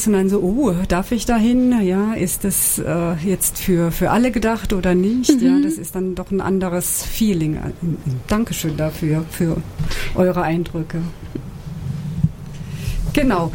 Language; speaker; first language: German; native; German